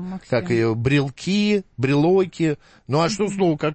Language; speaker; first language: Russian; native; Russian